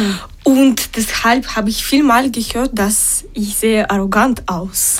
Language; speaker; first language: German; non-native, learner; Ukrainian